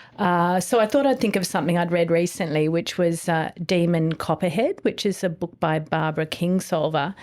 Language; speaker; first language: English; native; English